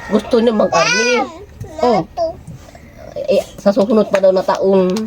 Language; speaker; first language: Filipino; non-native, local second language; Cebuano